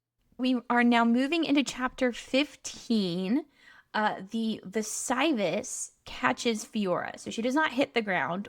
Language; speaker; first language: English; native; English